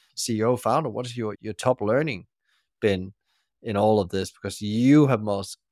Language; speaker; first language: English; non-native, fluent; Danish